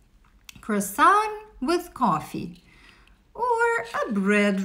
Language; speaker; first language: English; non-native, fluent; Russian